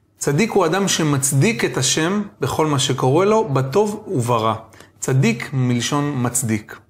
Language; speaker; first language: Hebrew; native; Hebrew